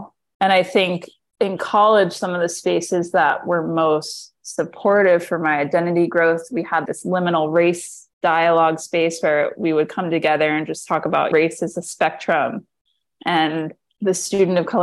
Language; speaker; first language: English; native; English